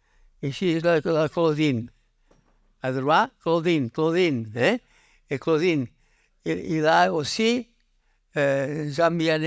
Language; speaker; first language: French; non-native, learner; Catalan